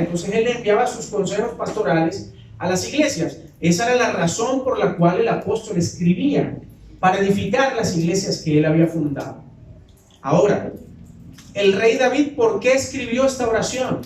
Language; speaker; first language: Spanish; native; Spanish